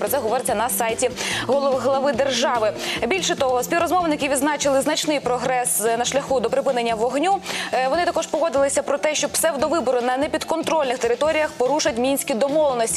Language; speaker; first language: Ukrainian; native; Ukrainian